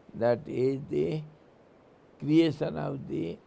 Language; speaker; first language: English; non-native, local second language; Hindi